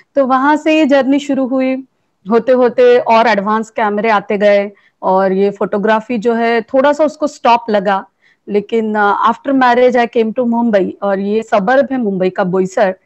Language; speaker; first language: Hindi; native; Hindi